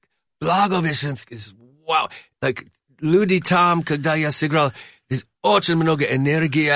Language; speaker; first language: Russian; non-native, learner; English